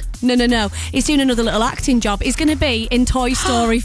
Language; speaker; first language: English; native; English